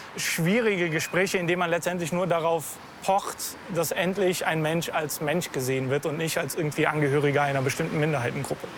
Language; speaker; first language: German; non-native, fluent; Bulgarian